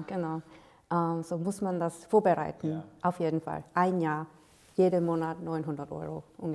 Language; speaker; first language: German; non-native, fluent; Korean